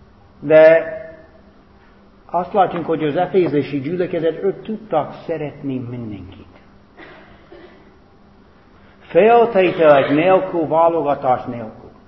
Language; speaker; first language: Hungarian; non-native, fluent; English